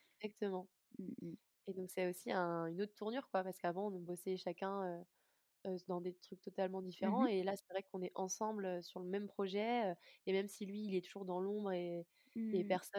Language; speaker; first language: French; native; French